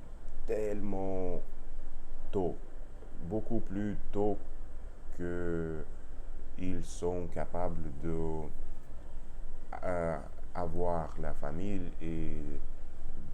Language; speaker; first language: French; non-native, learner; Russian